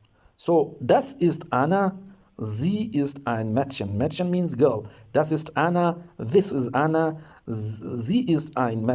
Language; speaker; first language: German; non-native, learner; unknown